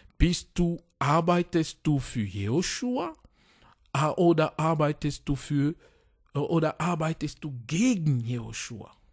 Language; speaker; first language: German; non-native, fluent; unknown